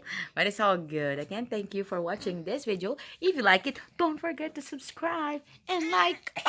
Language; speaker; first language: English; non-native, local second language; Filipino